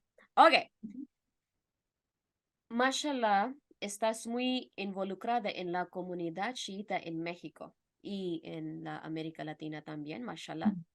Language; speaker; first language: Spanish; non-native, fluent; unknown